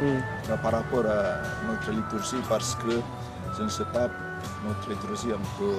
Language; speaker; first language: French; non-native, fluent; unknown